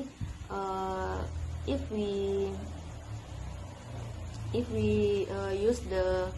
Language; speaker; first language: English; non-native, learner; Indonesian